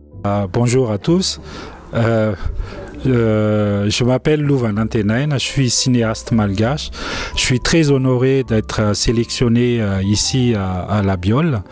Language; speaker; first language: French; non-native, local second language; Malagasy